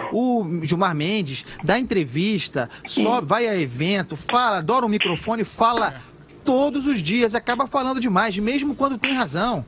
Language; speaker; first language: Portuguese; native; Portuguese